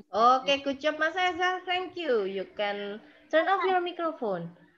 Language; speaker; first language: English; non-native, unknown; Indonesian